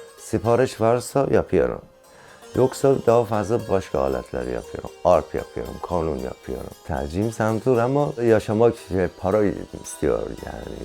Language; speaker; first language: Turkish; non-native, learner; Persian